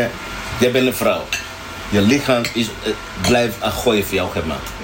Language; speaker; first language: Dutch; non-native, learner; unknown